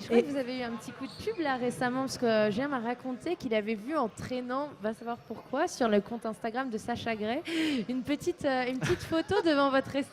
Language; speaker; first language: French; native; French